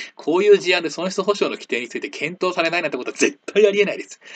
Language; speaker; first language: Japanese; native; Japanese